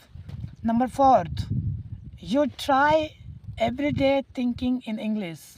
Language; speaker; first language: English; non-native, learner; Hindi